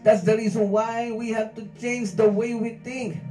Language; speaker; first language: English; non-native, local second language; Filipino